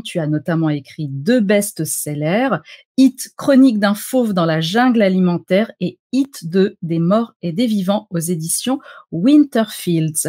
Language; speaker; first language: French; native; French